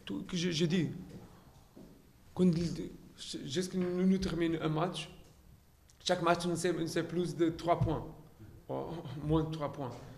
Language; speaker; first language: French; non-native, learner; Portuguese